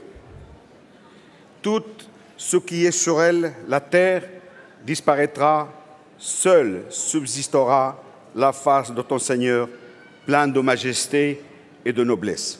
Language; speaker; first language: French; non-native, local second language; Arabic